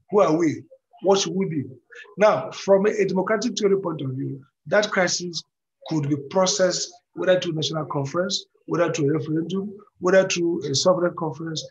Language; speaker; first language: English; non-native, local second language; Igbo